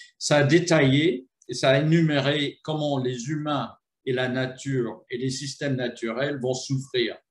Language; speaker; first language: French; non-native, fluent; English